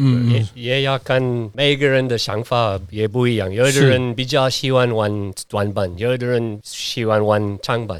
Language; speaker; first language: Chinese; non-native, learner; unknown